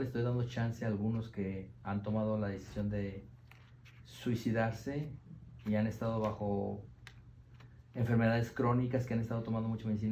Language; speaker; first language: Spanish; native; Spanish